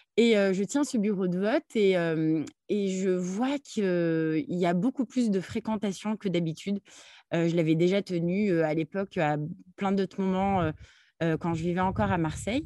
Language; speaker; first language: French; early bilingual, other home language; Arabic